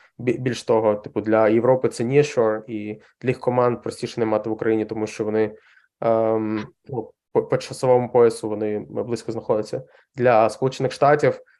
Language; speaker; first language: Ukrainian; non-native, local second language; Russian